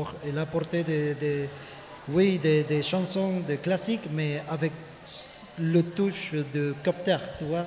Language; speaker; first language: French; non-native, fluent; Spanish